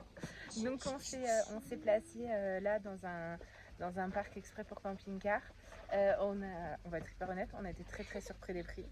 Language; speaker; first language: French; native; French